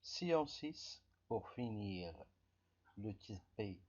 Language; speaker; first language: French; non-native, local second language; Arabic